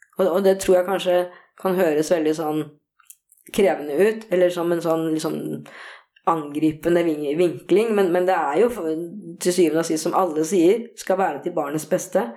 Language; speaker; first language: Norwegian; early bilingual, other home language; Korean